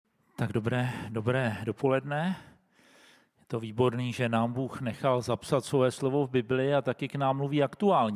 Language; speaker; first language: Czech; native; Czech